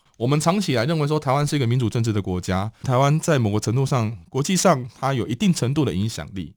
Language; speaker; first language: Chinese; native; Chinese